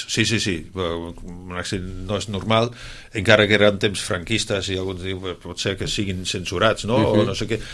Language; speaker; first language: Catalan; non-native, fluent; Dutch